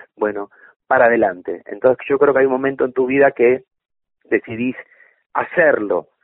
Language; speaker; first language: Spanish; native; Spanish